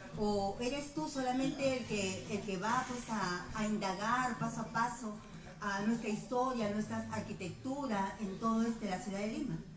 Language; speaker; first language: Spanish; native; Spanish